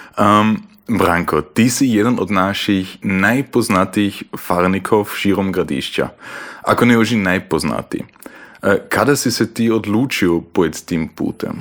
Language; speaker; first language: Croatian; native; Croatian